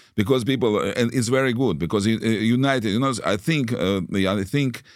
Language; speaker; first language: English; non-native, learner; Russian